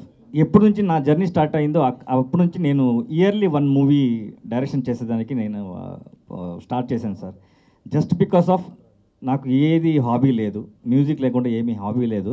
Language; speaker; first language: Telugu; non-native, learner; Kannada